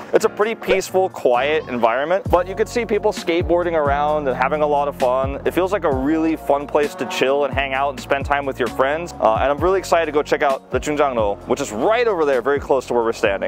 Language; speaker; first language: English; native; English